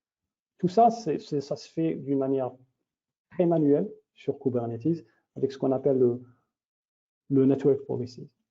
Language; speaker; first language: French; native; French